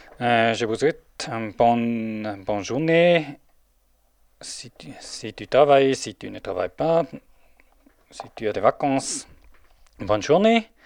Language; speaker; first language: French; non-native, local second language; German